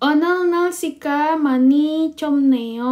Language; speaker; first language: Korean; non-native, fluent; Indonesian